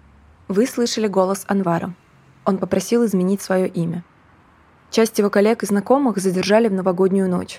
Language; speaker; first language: Russian; native; Russian